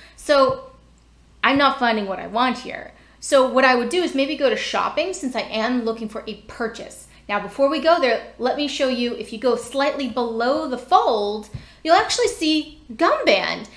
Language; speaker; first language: English; native; English